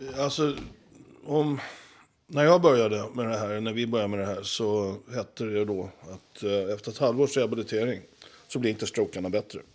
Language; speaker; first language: Swedish; native; Swedish